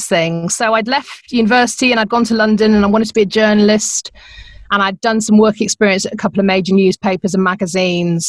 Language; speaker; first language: English; native; English